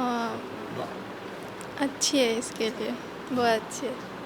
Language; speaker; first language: Hindi; non-native, local second language; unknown